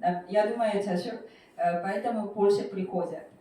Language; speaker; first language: Russian; non-native, fluent; Korean